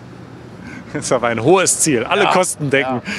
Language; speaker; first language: German; native; German